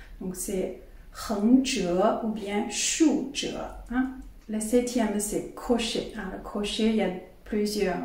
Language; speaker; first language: French; non-native, fluent; Chinese